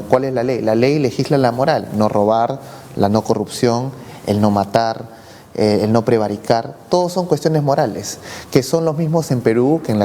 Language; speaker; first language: Spanish; native; Spanish